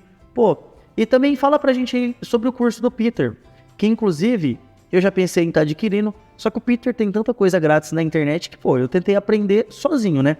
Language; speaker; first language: Portuguese; native; Portuguese